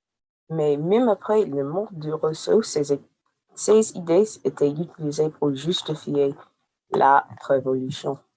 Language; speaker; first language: French; non-native, learner; English